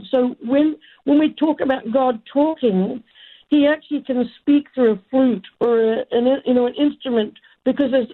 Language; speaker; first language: English; native; English